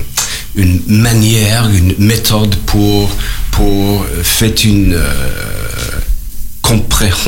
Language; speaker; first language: French; non-native, learner; English